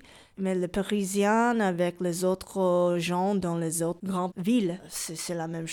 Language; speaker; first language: French; non-native, learner; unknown